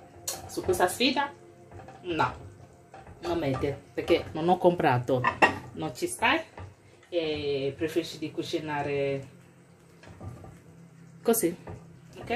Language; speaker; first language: Italian; non-native, learner; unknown